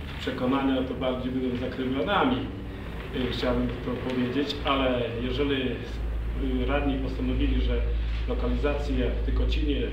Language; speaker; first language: Polish; native; Polish